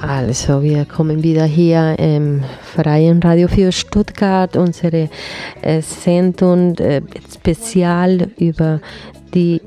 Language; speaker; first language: German; non-native, fluent; Spanish